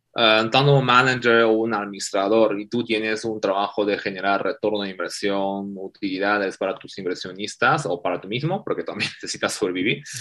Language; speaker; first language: Spanish; non-native, fluent; Chinese